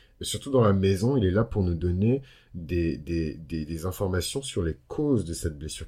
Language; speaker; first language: French; early bilingual, other home language; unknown